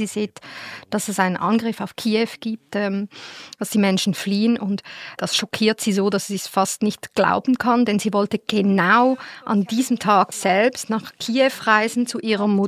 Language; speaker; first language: German; native; German